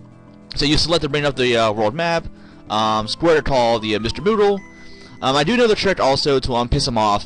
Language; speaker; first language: English; native; English